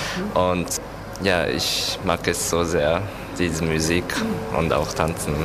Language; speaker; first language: German; non-native, learner; Japanese